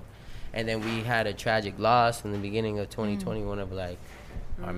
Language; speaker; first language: English; early bilingual, other home language; Spanish